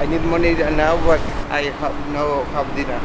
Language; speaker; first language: English; non-native, learner; Spanish